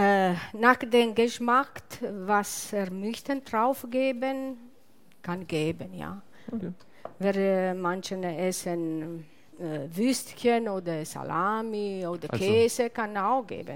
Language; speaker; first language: German; non-native, learner; Italian